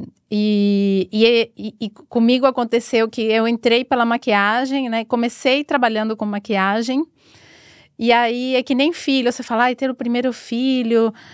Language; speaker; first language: Portuguese; non-native, fluent; Spanish